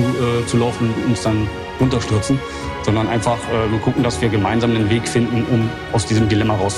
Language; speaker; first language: German; native; German